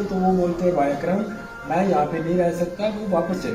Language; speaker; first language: Urdu; native; Urdu